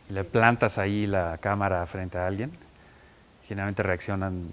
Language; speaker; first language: Spanish; native; Spanish